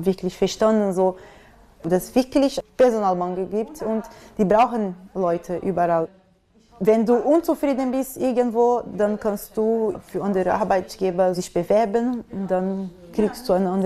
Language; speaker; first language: German; non-native, fluent; Portuguese